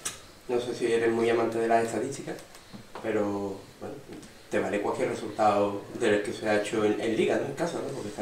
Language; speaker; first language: Spanish; native; Spanish